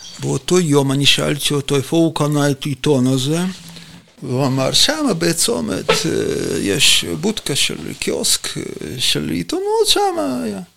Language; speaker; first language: Hebrew; non-native, fluent; Russian